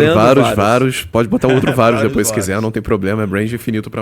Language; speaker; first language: Portuguese; native; Portuguese